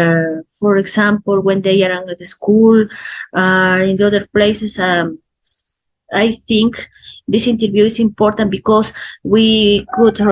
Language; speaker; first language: English; non-native, learner; Spanish